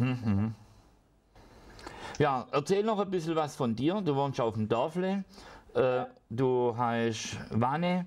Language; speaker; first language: German; native; German